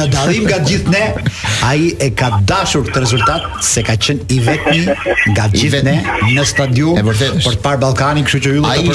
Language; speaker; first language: Albanian; native; Albanian